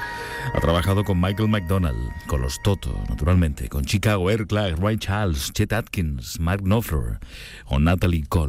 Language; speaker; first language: Spanish; native; Spanish